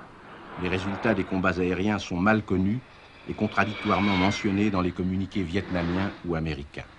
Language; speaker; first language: French; native; French